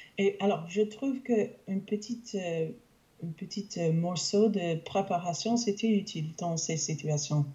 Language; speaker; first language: French; non-native, fluent; English